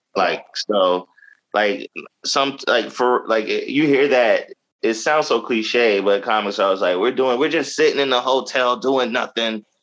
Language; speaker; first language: English; native; English